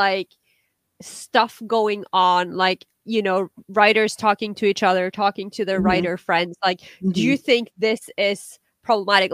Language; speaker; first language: English; non-native, fluent; Norwegian